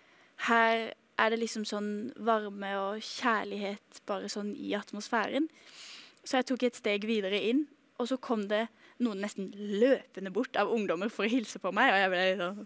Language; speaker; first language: Norwegian; native; Norwegian